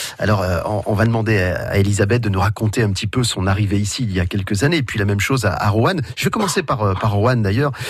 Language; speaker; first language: French; native; French